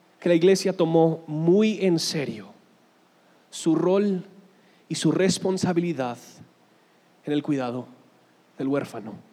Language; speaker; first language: Spanish; non-native, fluent; English